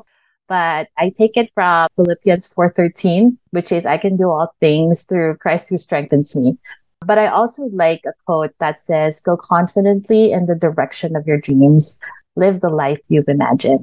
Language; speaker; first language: English; non-native, local second language; Filipino